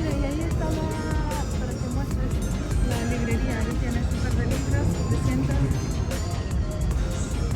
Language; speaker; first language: Spanish; non-native, fluent; Slovenian